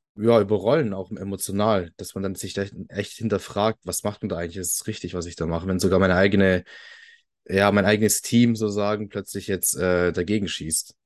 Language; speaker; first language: German; early bilingual, other home language; Italian